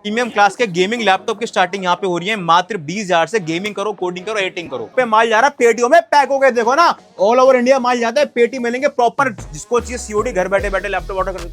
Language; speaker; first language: Hindi; native; Hindi